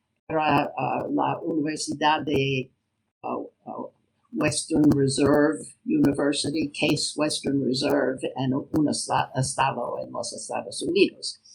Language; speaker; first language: Spanish; non-native, learner; English